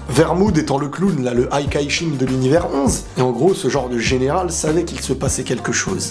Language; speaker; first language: French; native; French